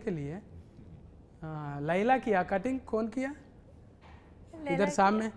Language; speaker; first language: Hindi; non-native, local second language; Telugu